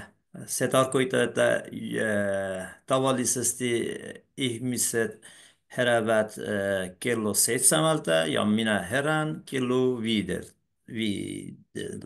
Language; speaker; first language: Finnish; non-native, learner; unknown